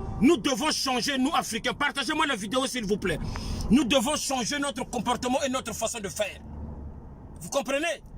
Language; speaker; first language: French; non-native, local second language; Lingala